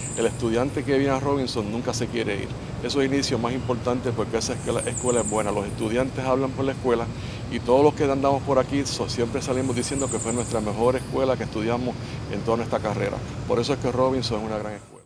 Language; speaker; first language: Spanish; native; Spanish